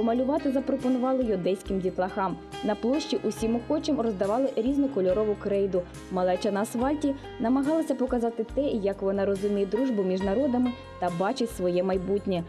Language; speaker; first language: Ukrainian; native; Ukrainian